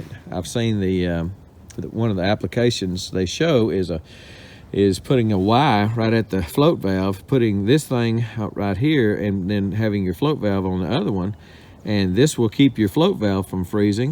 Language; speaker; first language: English; native; English